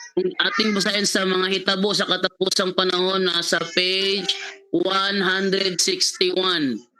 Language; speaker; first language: Filipino; non-native, local second language; Cebuano